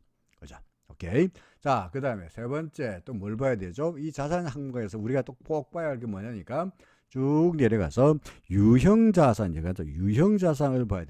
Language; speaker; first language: Korean; native; Korean